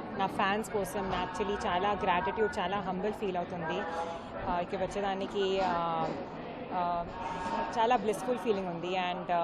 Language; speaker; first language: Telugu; non-native, learner; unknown